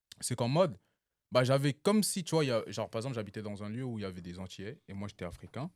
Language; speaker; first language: French; early bilingual, other home language; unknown